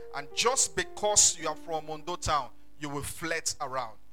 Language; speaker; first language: English; non-native, local second language; Yoruba